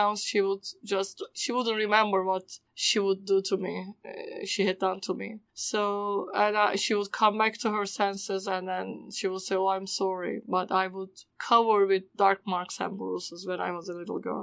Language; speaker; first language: English; non-native, fluent; Turkish